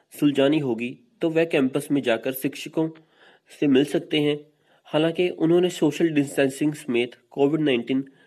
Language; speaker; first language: Hindi; non-native, local second language; Punjabi